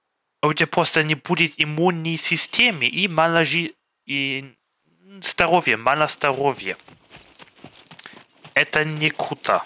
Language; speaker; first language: Russian; non-native, fluent; German